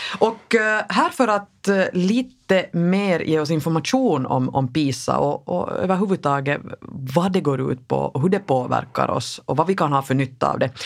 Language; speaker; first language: Swedish; native; Swedish